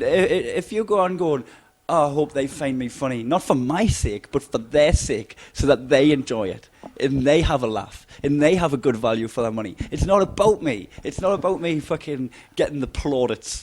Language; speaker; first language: English; native; English